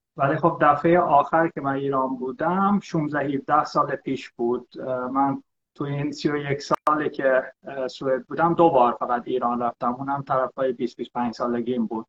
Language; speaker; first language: Persian; early bilingual, heritage; Persian